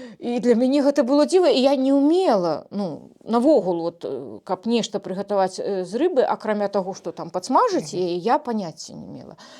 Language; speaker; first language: Belarusian; native; Belarusian